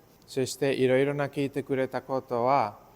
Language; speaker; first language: Japanese; non-native, learner; Spanish